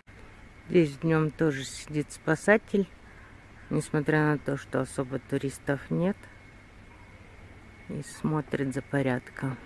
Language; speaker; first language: Russian; native; Russian